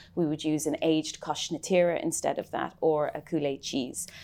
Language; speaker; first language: English; native; English